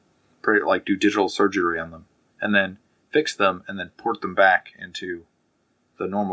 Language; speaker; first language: English; native; English